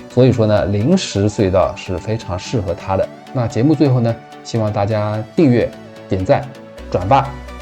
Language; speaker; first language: Chinese; native; Chinese